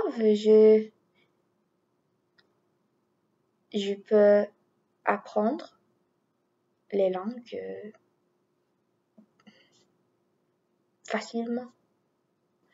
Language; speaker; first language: French; non-native, learner; English